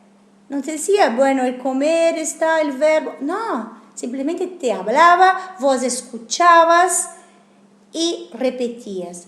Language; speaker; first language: Spanish; non-native, fluent; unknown